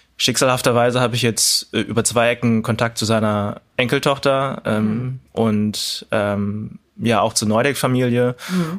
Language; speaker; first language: German; early bilingual, other home language; Cantonese